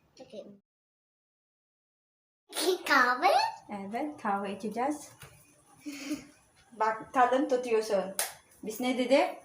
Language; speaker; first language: Turkish; non-native, learner; Filipino